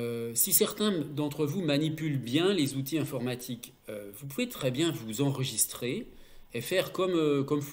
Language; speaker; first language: French; native; French